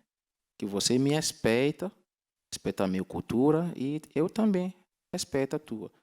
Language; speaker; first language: Portuguese; non-native, learner; Yoruba